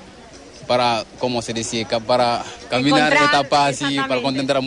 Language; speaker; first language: Spanish; non-native, learner; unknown